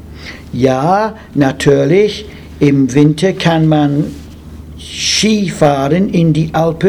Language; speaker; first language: German; non-native, learner; English